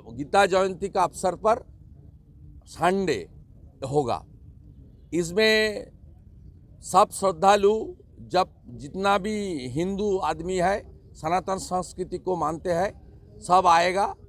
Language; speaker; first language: Hindi; non-native, local second language; Bangla